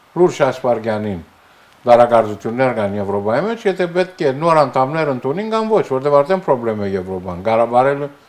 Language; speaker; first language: Armenian; early bilingual, heritage; Armenian